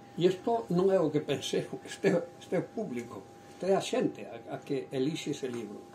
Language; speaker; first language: Galician; native; Galician